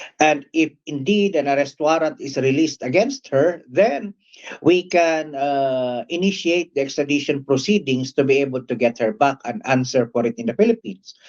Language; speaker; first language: English; non-native, local second language; Filipino